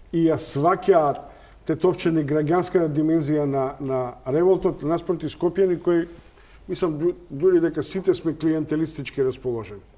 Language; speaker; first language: Macedonian; native; Macedonian